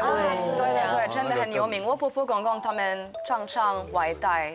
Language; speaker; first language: Chinese; non-native, fluent; French